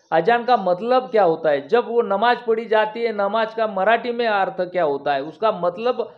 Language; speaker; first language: Hindi; non-native, local second language; Marathi